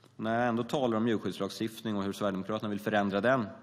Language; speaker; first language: Swedish; native; Swedish